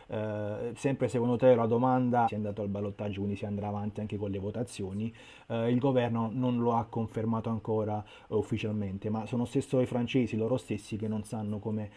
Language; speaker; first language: Italian; native; Italian